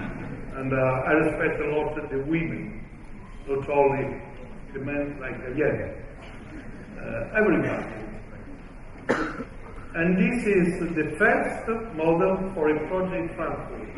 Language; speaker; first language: English; non-native, fluent; Italian